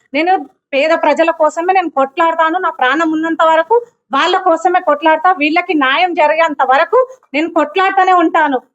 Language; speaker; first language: Telugu; native; Telugu